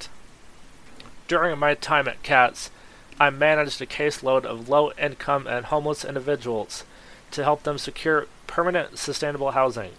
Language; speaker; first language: English; native; English